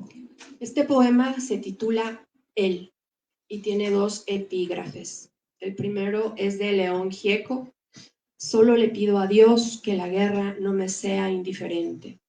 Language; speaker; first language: Spanish; native; Spanish